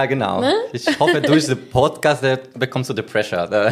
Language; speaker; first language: German; non-native, learner; Spanish